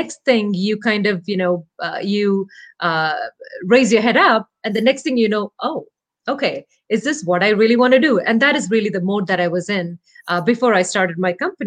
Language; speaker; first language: English; non-native, local second language; Malayalam